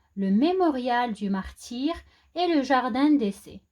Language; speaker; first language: French; non-native, local second language; Arabic